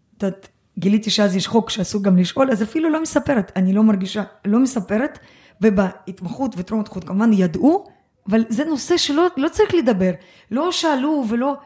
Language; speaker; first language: Hebrew; early bilingual, other home language; Russian